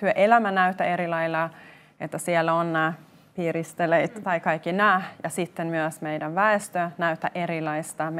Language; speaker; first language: Finnish; non-native, local second language; Swedish